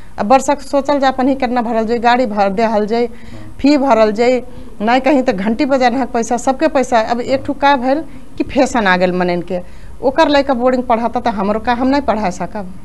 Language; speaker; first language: Bhojpuri; native; Bhojpuri